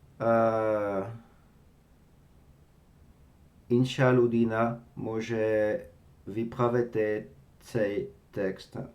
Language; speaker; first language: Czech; non-native, learner; French